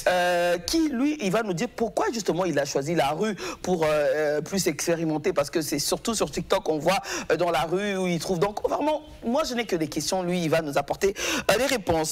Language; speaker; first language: French; native; French